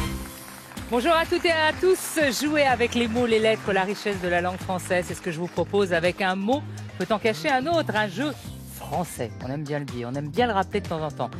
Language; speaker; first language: French; native; French